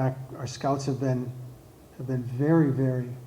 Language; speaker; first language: English; native; English